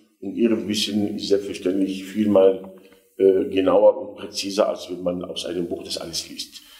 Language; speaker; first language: German; non-native, fluent; Arabic